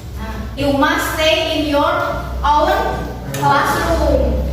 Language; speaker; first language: English; non-native, fluent; Indonesian